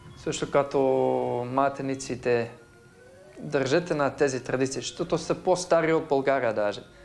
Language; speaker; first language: Bulgarian; non-native, fluent; Dutch